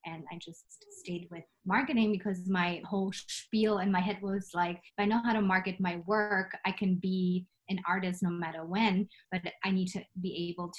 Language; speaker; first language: English; non-native, fluent; German